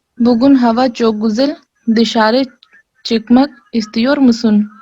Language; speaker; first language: Turkish; non-native, learner; Urdu